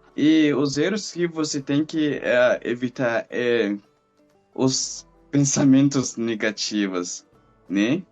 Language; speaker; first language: Portuguese; non-native, fluent; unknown